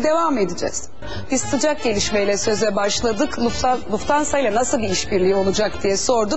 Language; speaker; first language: Turkish; native; Turkish